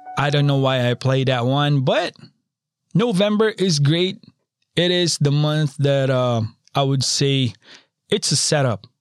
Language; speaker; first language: English; non-native, local second language; Filipino